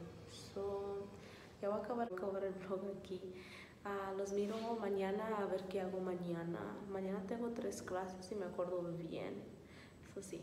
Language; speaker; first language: Spanish; early bilingual, heritage; Spanish